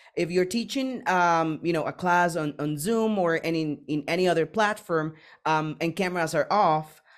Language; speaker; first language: English; non-native, fluent; Spanish